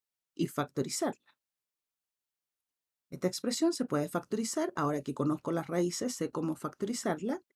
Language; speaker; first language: Spanish; native; Spanish